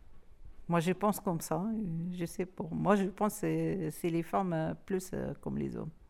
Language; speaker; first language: French; non-native, learner; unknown